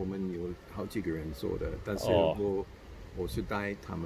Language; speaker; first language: Chinese; non-native, fluent; English